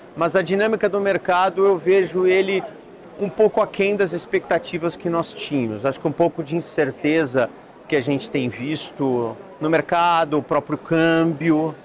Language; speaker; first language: Portuguese; native; Portuguese